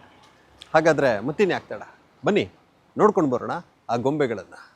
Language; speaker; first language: Kannada; native; Kannada